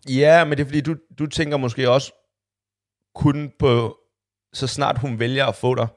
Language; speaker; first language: Danish; early bilingual, other home language; Chinese